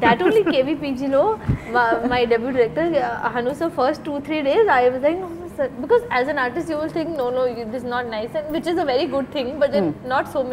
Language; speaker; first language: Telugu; non-native, learner; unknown